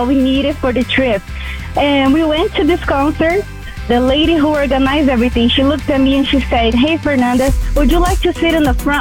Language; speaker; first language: English; non-native, fluent; Portuguese